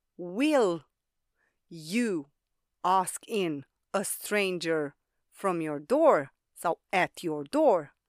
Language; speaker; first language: English; non-native, fluent; Romanian